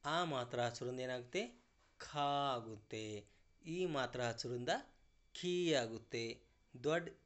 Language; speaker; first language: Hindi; non-native, local second language; Kannada